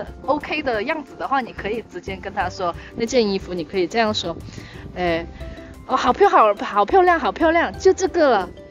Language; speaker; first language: Chinese; non-native, local second language; Hakka Chinese